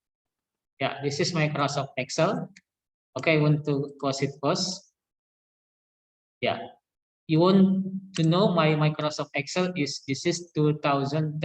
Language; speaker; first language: English; non-native, learner; Indonesian